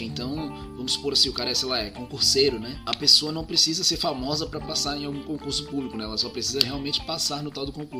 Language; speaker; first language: Portuguese; native; Portuguese